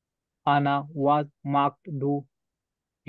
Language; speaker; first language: German; non-native, learner; Marathi